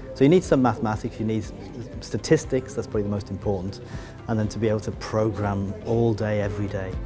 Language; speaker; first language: English; native; English